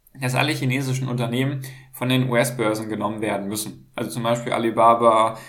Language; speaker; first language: German; native; German